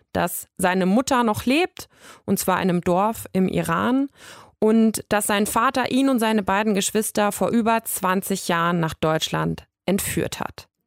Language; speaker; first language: German; native; German